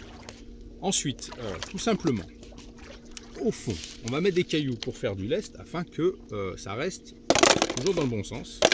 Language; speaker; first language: French; native; French